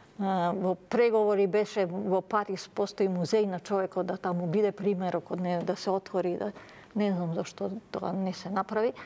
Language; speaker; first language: Macedonian; early bilingual, other home language; Serbian